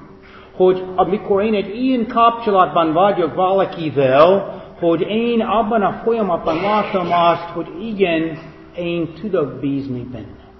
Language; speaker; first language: Hungarian; non-native, fluent; English